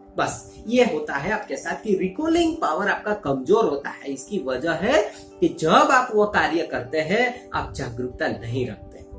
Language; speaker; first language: Hindi; non-native, local second language; Gujarati